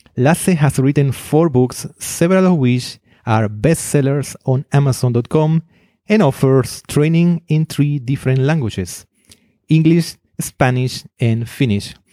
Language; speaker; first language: English; non-native, fluent; Spanish